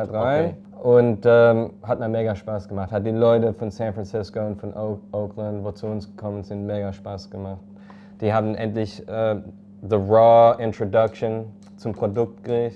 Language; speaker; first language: German; early bilingual, heritage; English